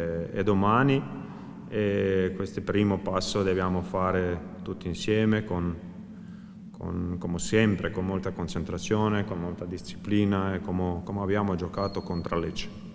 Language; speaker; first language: Italian; non-native, fluent; Croatian